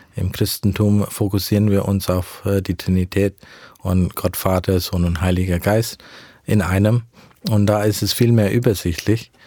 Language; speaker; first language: German; early bilingual, heritage; German